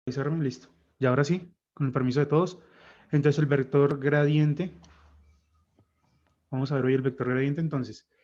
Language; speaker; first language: Spanish; native; Spanish